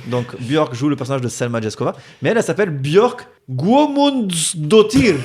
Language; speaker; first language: French; native; French